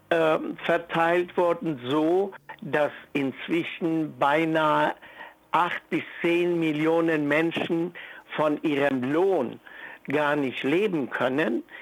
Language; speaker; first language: German; non-native, fluent; Persian